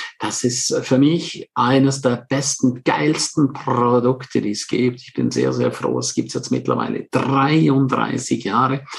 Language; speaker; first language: German; non-native, local second language; Romansh